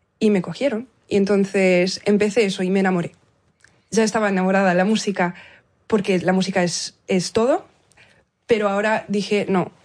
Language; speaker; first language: Spanish; early bilingual, heritage; Spanish